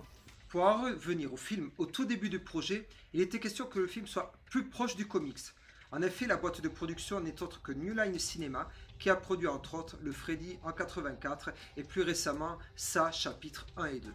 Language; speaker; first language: French; native; French